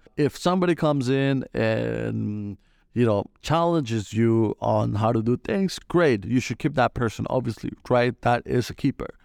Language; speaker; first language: English; non-native, fluent; Spanish